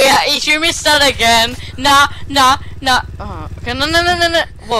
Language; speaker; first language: English; native; English